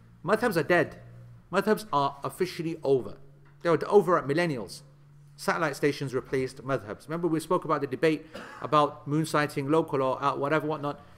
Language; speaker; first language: English; native; English